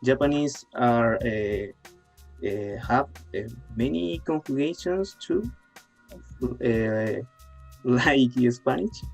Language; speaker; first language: English; non-native, learner; Spanish